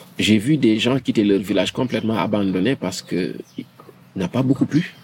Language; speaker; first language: French; non-native, local second language; Wolof